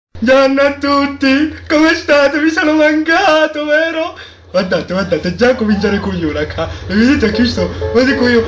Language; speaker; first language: Italian; native; Italian